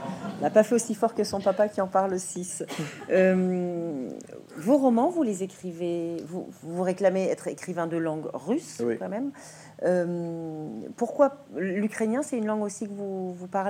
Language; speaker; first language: French; native; French